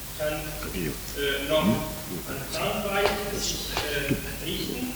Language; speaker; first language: German; non-native, fluent; Italian